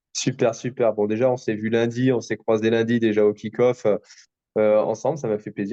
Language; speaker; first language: French; native; French